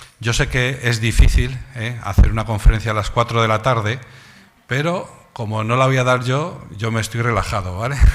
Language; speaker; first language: Spanish; native; Spanish